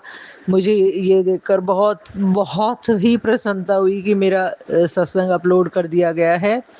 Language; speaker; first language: Hindi; native; Hindi